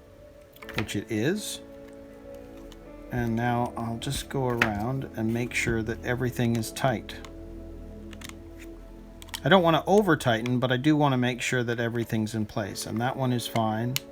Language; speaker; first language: English; native; English